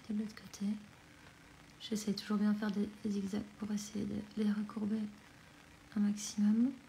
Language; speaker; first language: French; native; French